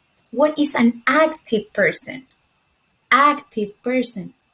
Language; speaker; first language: English; non-native, fluent; Spanish